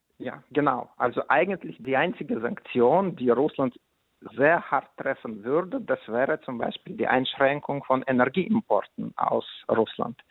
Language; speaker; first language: German; non-native, fluent; Russian